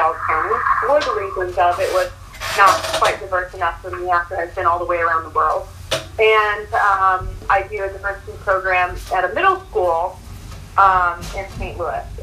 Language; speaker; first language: English; native; English